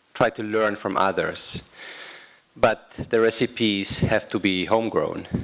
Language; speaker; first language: English; non-native, fluent; Catalan